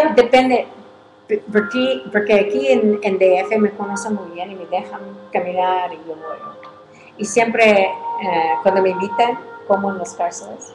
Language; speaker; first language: Spanish; early bilingual, heritage; English